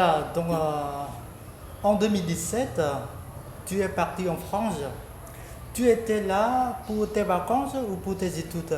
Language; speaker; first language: French; non-native, fluent; Khmer